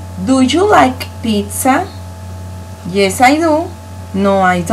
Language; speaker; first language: English; non-native, local second language; Spanish